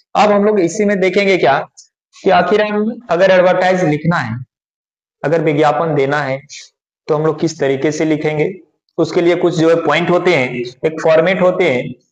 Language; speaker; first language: Hindi; native; Hindi